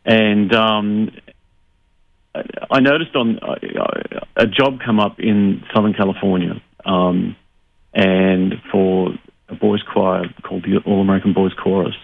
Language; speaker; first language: English; native; English